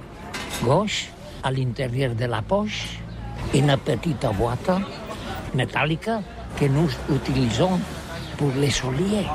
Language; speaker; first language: French; non-native, learner; Catalan